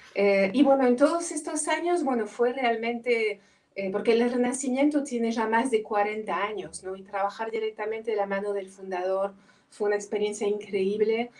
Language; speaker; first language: Spanish; non-native, fluent; French